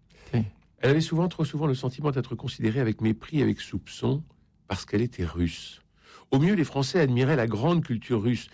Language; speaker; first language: French; native; French